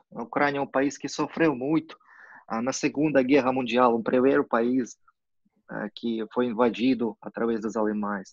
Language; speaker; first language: Portuguese; non-native, fluent; Russian